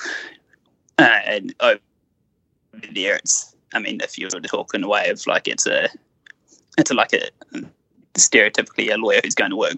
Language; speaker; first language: English; native; English